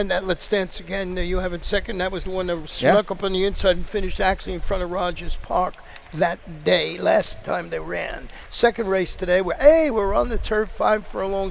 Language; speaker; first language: English; native; English